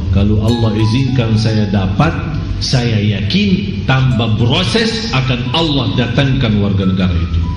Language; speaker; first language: Malay; non-native, fluent; Arabic